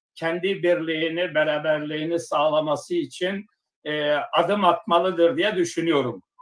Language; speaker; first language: Turkish; non-native, local second language; Zaza